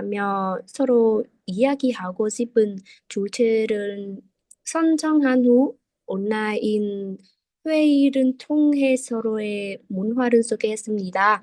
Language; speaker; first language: Korean; non-native, fluent; Vietnamese